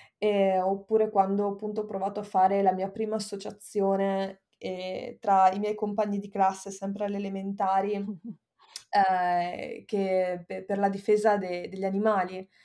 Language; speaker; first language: Italian; native; Italian